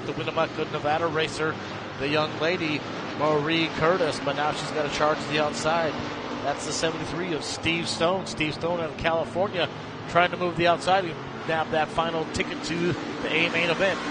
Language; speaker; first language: English; native; English